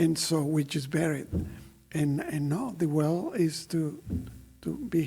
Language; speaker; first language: English; non-native, fluent; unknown